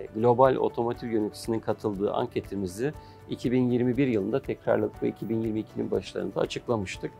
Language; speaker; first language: Turkish; native; Turkish